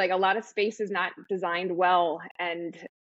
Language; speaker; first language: English; native; English